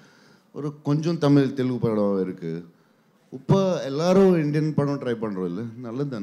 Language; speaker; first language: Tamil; non-native, learner; Telugu